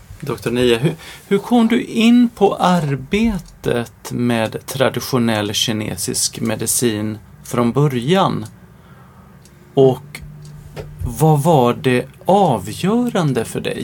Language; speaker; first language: Swedish; native; Swedish